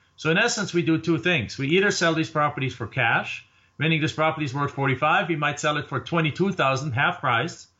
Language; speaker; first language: English; non-native, fluent; German